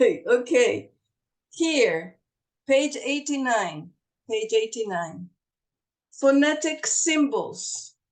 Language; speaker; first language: English; non-native, fluent; Portuguese